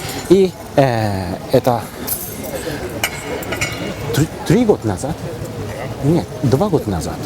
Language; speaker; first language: Russian; non-native, learner; Japanese